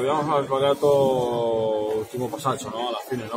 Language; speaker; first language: Italian; non-native, fluent; Spanish